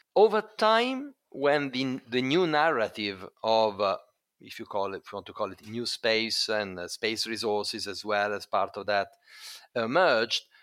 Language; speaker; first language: English; non-native, fluent; Italian